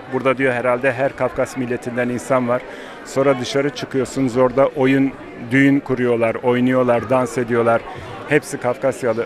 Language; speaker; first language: Turkish; non-native, fluent; Ossetic